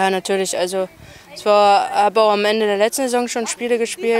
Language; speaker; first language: German; native; German